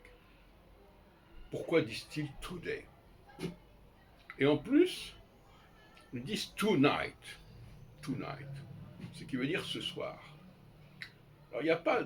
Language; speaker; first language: French; native; French